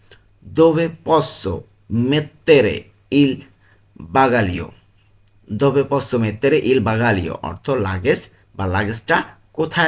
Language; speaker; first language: Italian; non-native, learner; Bangla